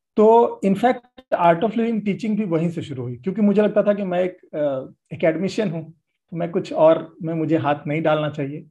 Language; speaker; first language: Hindi; native; Hindi